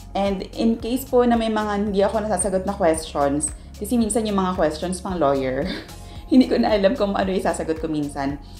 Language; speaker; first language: Filipino; native; Filipino